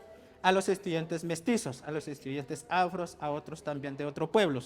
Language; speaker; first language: Spanish; non-native, local second language; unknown